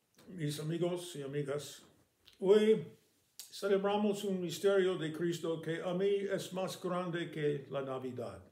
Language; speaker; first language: Spanish; non-native, fluent; English